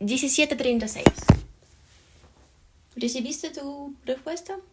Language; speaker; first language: Spanish; non-native, fluent; Ukrainian